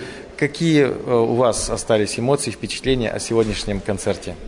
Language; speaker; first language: Russian; native; Russian